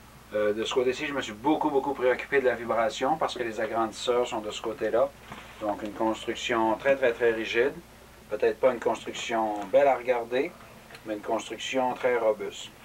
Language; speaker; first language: French; native; French